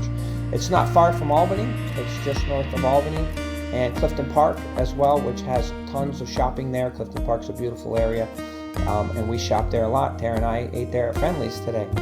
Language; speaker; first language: English; native; English